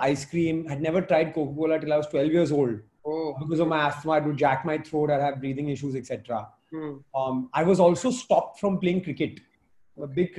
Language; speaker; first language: English; non-native, local second language; Hindi